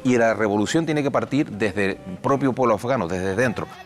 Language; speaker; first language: Spanish; native; Spanish